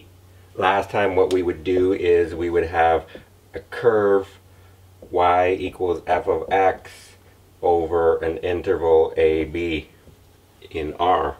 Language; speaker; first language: English; native; English